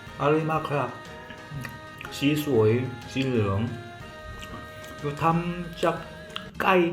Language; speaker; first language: Thai; non-native, learner; Korean